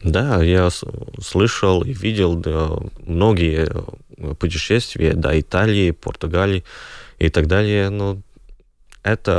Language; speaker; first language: Russian; non-native, local second language; Latvian